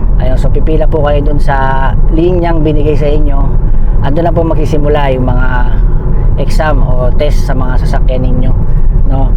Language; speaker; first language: Filipino; native; Filipino